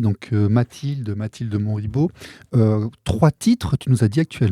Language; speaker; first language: French; native; French